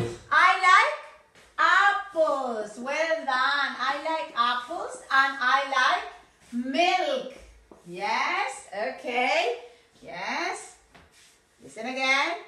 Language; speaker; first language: English; non-native, fluent; Spanish